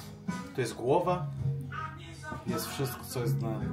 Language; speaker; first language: Polish; non-native, learner; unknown